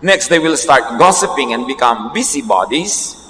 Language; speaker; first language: English; non-native, local second language; Filipino